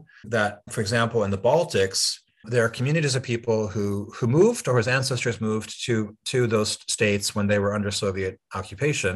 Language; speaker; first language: English; native; English